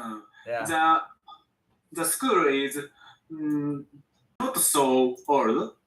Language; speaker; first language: English; non-native, learner; Japanese